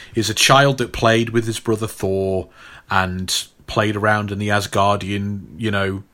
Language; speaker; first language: English; native; English